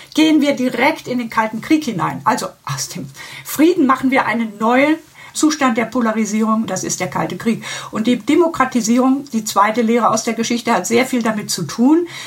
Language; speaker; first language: German; native; German